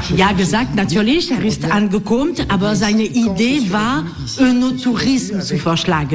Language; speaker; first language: German; non-native, learner; French